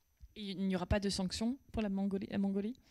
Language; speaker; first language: French; native; French